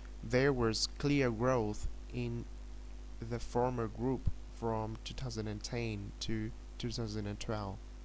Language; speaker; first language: English; non-native, fluent; Vietnamese